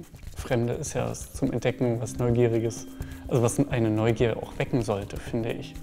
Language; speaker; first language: German; native; German